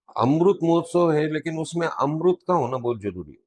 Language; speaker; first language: Hindi; non-native, local second language; Marathi